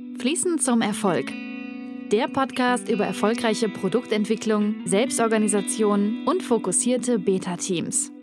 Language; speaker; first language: German; native; German